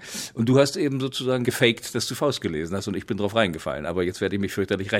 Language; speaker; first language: German; native; German